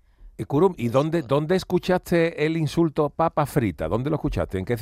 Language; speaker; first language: Spanish; native; Spanish